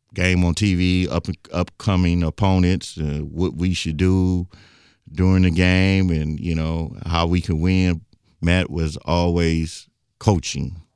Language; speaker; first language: English; native; English